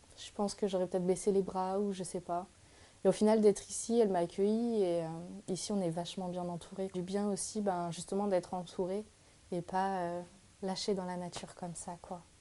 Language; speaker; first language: French; native; French